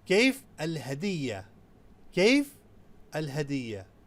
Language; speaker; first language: Arabic; non-native, fluent; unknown